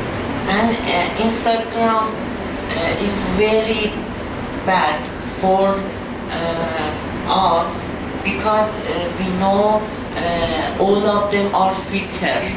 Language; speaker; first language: English; non-native, learner; Persian